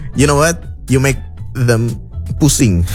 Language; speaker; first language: English; non-native, fluent; Indonesian